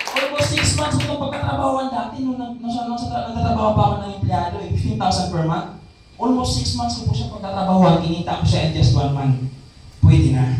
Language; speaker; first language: Filipino; non-native, local second language; Masbatenyo